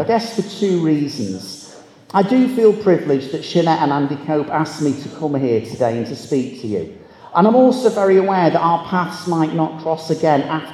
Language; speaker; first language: English; native; English